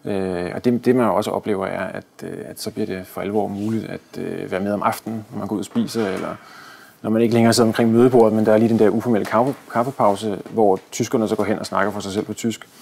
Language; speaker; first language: Danish; native; Danish